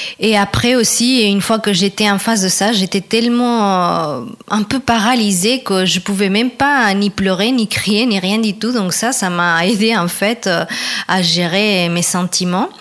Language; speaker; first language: French; non-native, fluent; Spanish